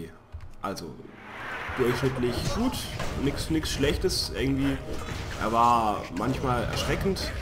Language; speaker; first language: German; native; German